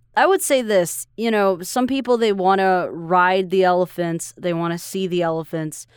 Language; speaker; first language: English; non-native, fluent; Chinese